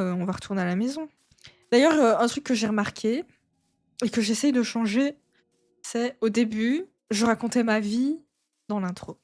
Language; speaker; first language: French; native; French